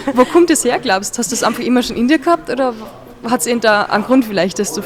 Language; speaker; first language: German; native; German